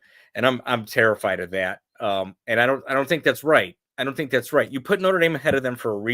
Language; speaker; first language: English; native; English